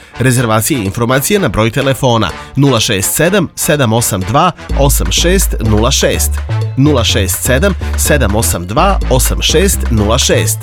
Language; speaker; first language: Serbian; native; Serbian